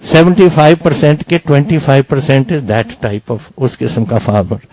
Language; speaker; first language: Hindi; non-native, local second language; Punjabi